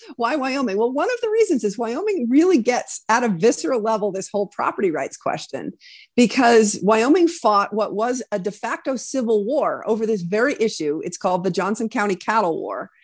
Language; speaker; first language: English; native; English